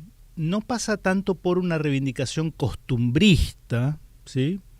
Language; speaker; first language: Spanish; native; Spanish